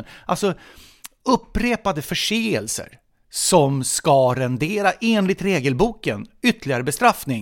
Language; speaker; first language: Swedish; native; Swedish